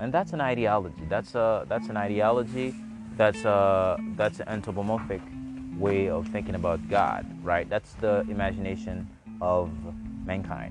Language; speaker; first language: English; non-native, fluent; Haitian Creole